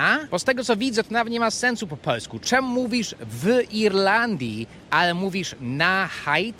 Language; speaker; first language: Polish; early bilingual, heritage; Polish